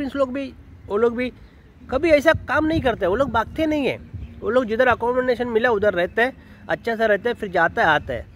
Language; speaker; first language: Hindi; non-native, local second language; Telugu